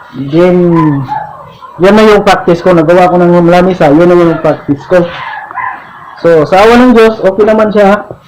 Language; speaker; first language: Filipino; non-native, local second language; Cebuano